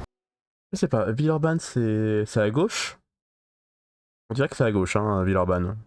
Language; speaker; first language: French; native; French